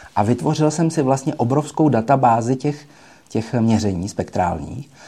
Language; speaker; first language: Czech; native; Czech